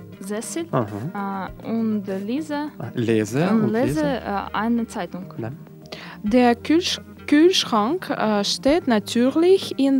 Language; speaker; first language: German; non-native, learner; Russian